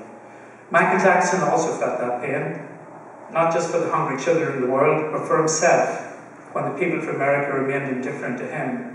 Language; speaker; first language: English; native; English